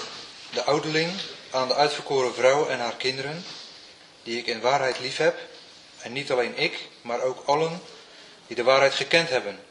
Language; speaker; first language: Dutch; non-native, fluent; English